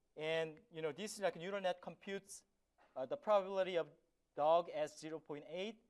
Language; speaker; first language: English; non-native, fluent; Korean